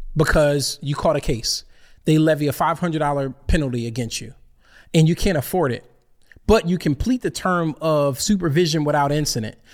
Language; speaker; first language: English; native; English